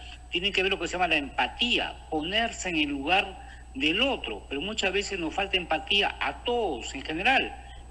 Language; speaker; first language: Spanish; native; Spanish